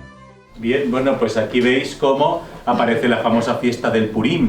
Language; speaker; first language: Spanish; native; Spanish